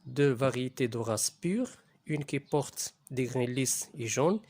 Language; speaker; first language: French; non-native, local second language; Arabic